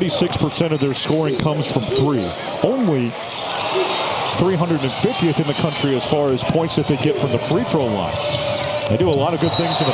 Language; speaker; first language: English; native; English